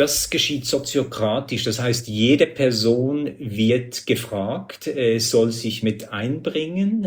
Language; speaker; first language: German; native; German